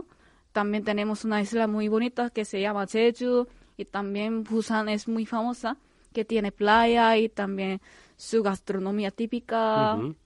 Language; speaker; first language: Spanish; non-native, fluent; Korean